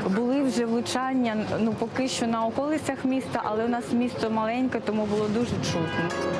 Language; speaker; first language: Ukrainian; native; Ukrainian